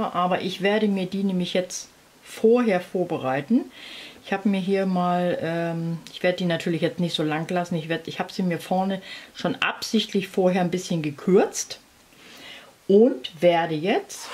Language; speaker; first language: German; native; German